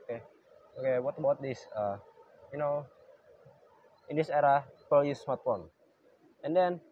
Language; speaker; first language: English; non-native, learner; Indonesian